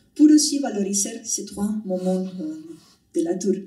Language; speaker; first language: French; non-native, fluent; Spanish